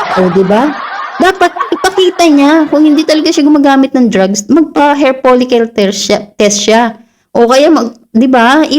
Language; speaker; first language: Filipino; non-native, local second language; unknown